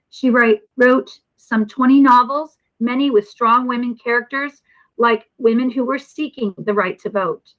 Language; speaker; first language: English; native; English